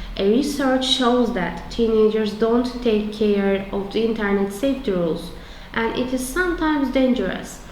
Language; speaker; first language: English; non-native, fluent; Turkish